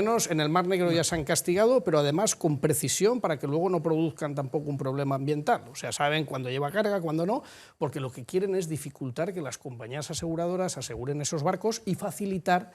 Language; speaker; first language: Spanish; native; Spanish